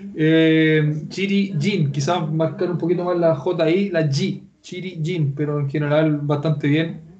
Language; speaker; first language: Spanish; native; Spanish